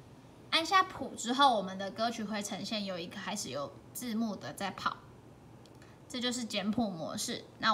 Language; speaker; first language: Chinese; native; Chinese